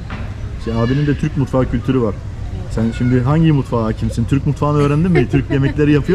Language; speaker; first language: Turkish; native; Turkish